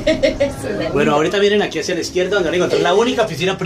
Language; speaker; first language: Spanish; native; Spanish